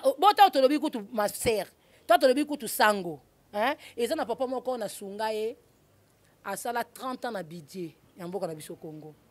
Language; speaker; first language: Lingala; native; Lingala